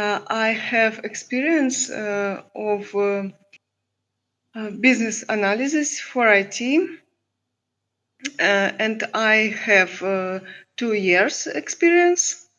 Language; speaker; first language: English; non-native, learner; Russian